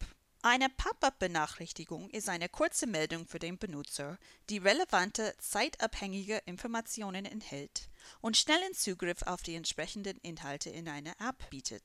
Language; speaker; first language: German; non-native, fluent; English